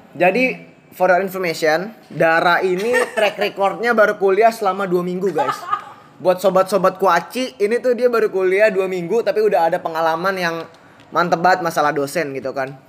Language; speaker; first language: Indonesian; native; Indonesian